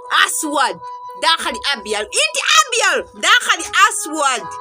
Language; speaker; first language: Arabic; non-native, learner; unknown